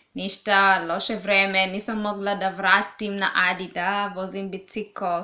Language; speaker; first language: Serbian; non-native, learner; Swahili